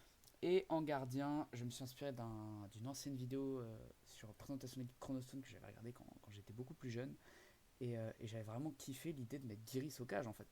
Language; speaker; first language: French; native; French